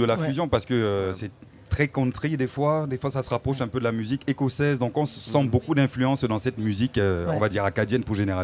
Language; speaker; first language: French; native; French